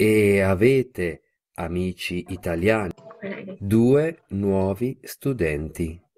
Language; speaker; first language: Italian; non-native, learner; Vietnamese